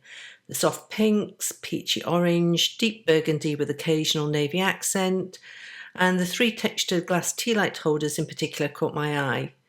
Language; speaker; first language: English; native; English